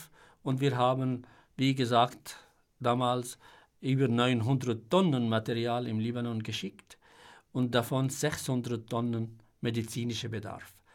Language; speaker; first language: German; non-native, fluent; Arabic